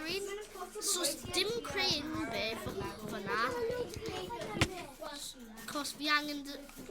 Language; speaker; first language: Welsh; non-native, local second language; English